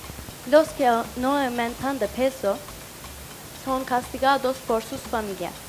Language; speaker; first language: Spanish; non-native, learner; Turkish